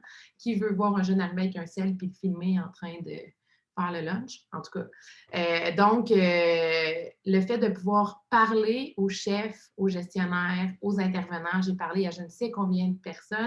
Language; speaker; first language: French; native; French